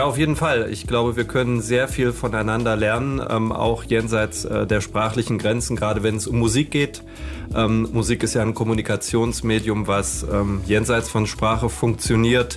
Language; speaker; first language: German; native; German